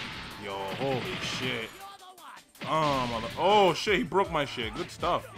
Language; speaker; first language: English; native; English